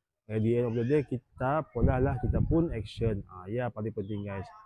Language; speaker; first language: English; non-native, local second language; Malay